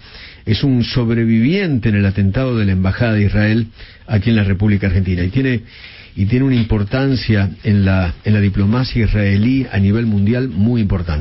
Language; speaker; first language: Spanish; native; Spanish